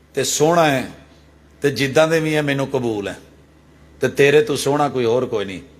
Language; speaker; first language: Urdu; non-native, local second language; Punjabi